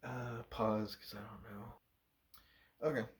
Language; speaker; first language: English; native; English